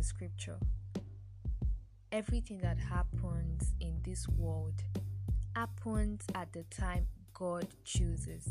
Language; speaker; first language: English; non-native, local second language; Yoruba